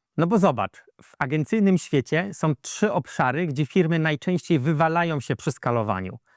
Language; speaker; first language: Polish; native; Polish